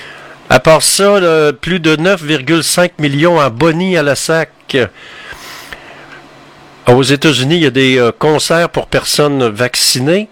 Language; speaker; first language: French; native; French